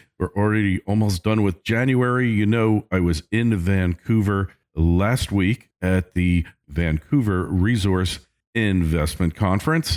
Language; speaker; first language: English; native; English